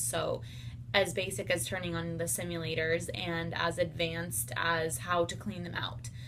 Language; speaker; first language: English; native; English